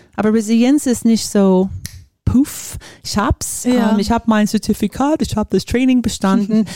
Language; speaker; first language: German; non-native, fluent; English